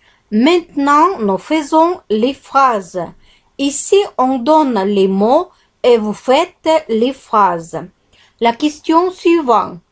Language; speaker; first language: French; non-native, fluent; Kazakh